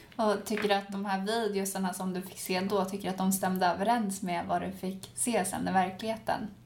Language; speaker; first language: Swedish; native; Swedish